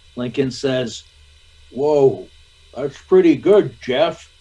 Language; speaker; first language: English; native; English